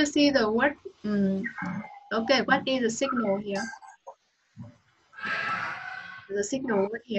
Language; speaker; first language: English; non-native, learner; Vietnamese